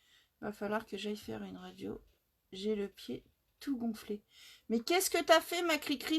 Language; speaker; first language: French; native; French